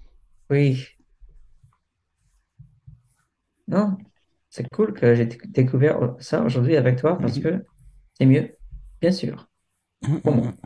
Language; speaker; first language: French; non-native, fluent; English